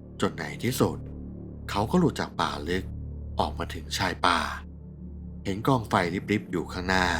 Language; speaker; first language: Thai; native; Thai